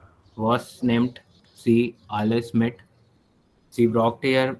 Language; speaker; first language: German; non-native, learner; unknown